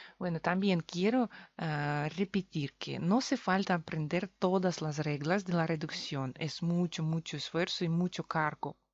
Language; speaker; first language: Spanish; non-native, fluent; Russian